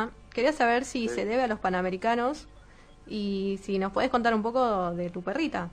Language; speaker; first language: Spanish; native; Spanish